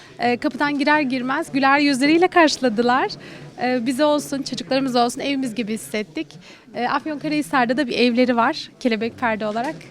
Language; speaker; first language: Turkish; native; Turkish